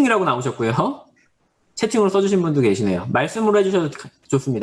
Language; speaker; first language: Korean; native; Korean